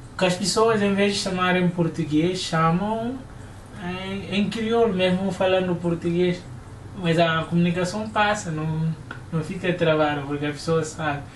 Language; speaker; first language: Portuguese; non-native, local second language; Upper Guinea Crioulo